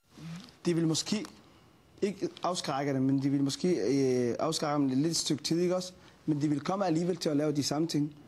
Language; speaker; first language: Danish; non-native, fluent; Somali